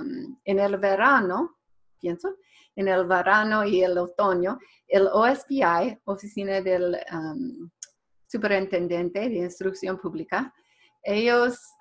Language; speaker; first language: Spanish; non-native, fluent; English